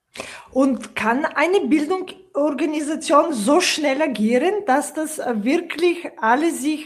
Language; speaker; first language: German; non-native, fluent; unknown